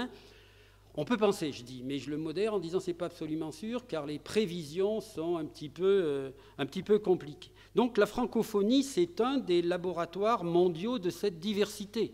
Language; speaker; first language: French; native; French